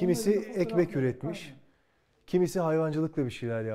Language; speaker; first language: Turkish; native; Turkish